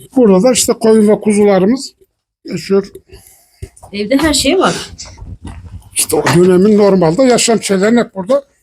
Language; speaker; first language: Turkish; native; Turkish